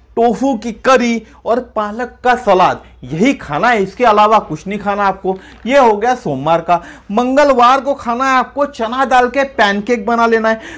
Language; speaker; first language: Hindi; non-native, local second language; Marathi